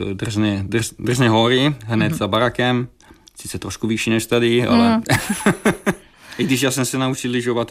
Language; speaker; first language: Czech; non-native, fluent; Italian